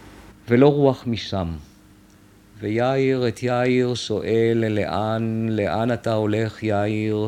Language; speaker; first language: Hebrew; native; Hebrew